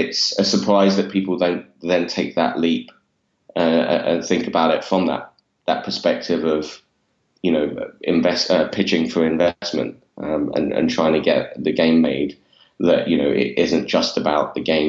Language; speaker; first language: English; native; English